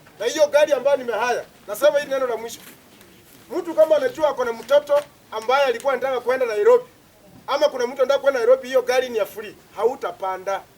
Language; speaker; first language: Swahili; non-native, local second language; Luyia